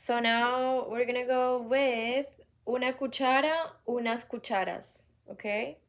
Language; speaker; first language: Spanish; non-native, fluent; English